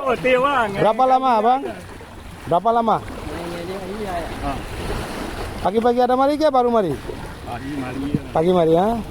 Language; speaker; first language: Indonesian; non-native, learner; Bangla